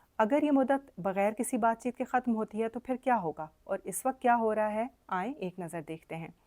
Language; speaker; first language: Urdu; native; Urdu